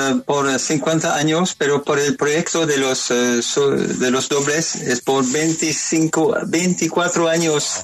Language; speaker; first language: Spanish; non-native, learner; French